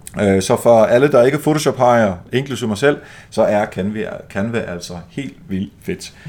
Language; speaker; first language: Danish; native; Danish